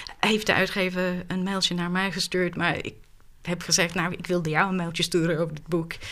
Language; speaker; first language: Dutch; non-native, fluent; English